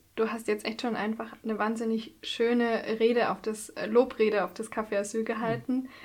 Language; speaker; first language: German; native; German